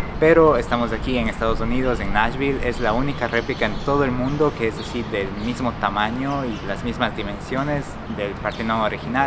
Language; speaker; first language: Spanish; native; Spanish